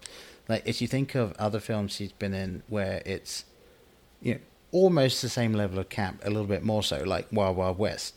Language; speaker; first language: English; native; English